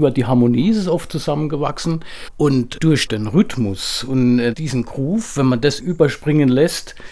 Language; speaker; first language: German; native; German